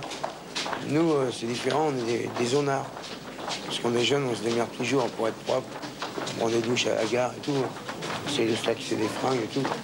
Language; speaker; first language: French; native; French